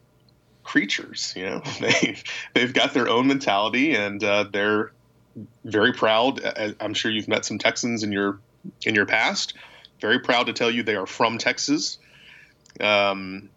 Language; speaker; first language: English; native; English